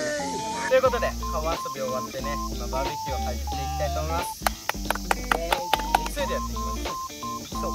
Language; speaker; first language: Japanese; native; Japanese